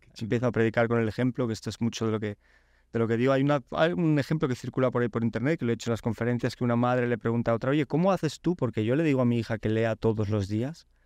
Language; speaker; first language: Spanish; early bilingual, other home language; Polish